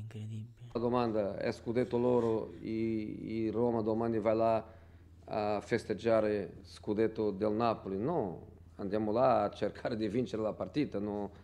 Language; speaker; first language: Italian; non-native, fluent; Portuguese